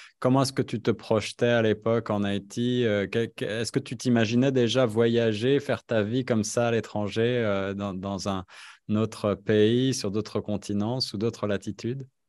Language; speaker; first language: French; native; French